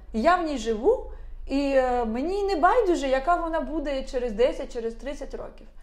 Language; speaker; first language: Ukrainian; non-native, local second language; Russian